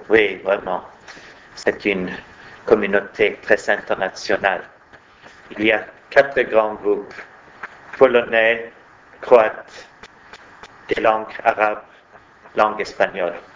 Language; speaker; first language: French; non-native, fluent; Swedish